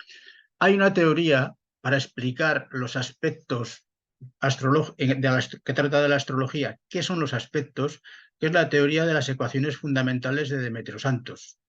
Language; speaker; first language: Spanish; native; Spanish